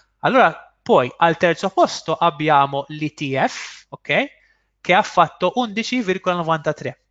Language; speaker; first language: Italian; non-native, fluent; Maltese